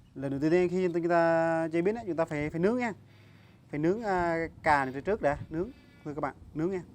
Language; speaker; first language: Vietnamese; non-native, local second language; Jarai